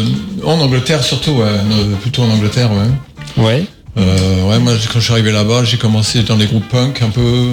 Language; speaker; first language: French; native; French